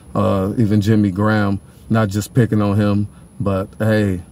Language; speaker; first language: English; native; English